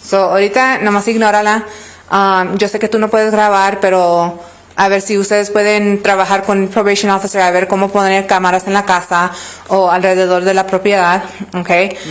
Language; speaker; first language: Spanish; early bilingual, other home language; English